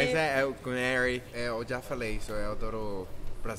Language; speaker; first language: Portuguese; non-native, fluent; Spanish